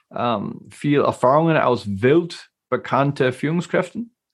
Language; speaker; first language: German; non-native, fluent; English